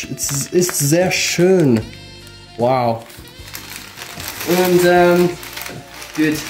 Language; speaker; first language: German; non-native, learner; English